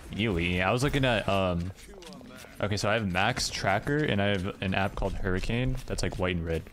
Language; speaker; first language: English; native; English